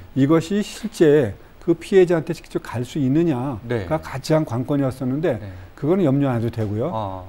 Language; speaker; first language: Korean; native; Korean